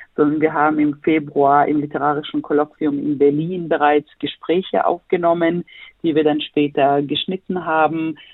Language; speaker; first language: German; non-native, fluent; Bosnian